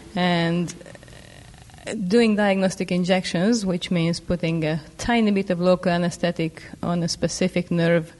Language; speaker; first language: English; non-native, fluent; Hungarian